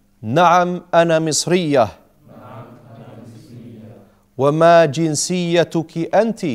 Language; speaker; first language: Arabic; non-native, fluent; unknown